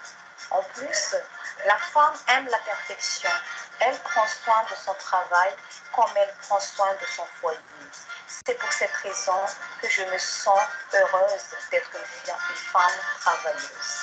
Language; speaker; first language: French; non-native, local second language; Malagasy